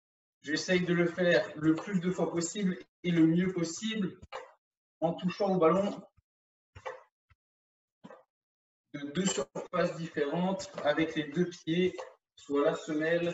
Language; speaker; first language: French; native; French